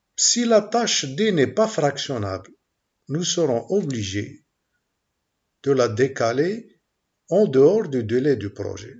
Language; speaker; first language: French; non-native, local second language; Arabic